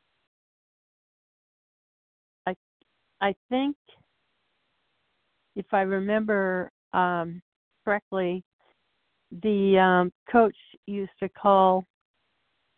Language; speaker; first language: English; native; English